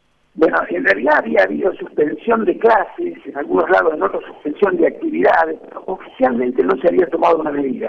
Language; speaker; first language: Spanish; native; Spanish